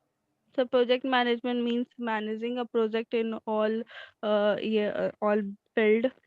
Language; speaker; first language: English; non-native, learner; Hindi